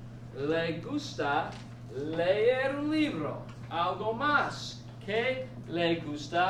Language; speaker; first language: Spanish; non-native, fluent; English